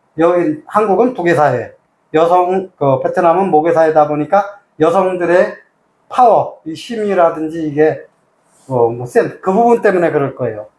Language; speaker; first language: Korean; native; Korean